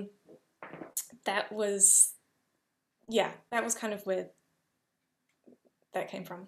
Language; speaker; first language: English; native; English